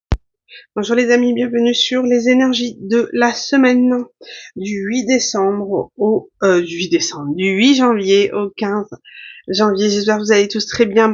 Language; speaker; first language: French; native; French